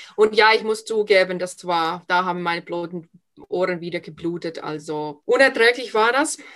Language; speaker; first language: German; non-native, fluent; Finnish